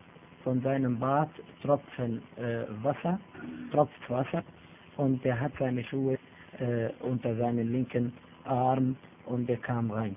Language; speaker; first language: German; non-native, fluent; Arabic